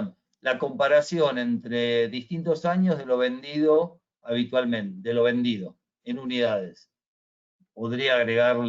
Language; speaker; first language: Spanish; native; Spanish